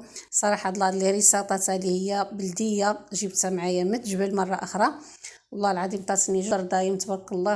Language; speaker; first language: Arabic; native; Arabic